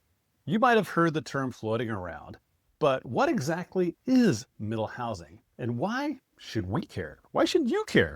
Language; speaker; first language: English; native; English